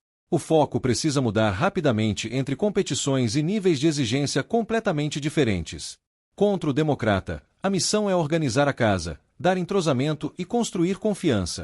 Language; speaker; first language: Portuguese; native; Portuguese